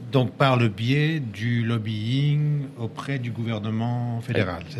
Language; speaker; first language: French; native; French